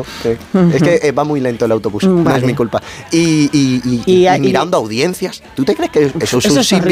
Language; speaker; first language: Spanish; native; Spanish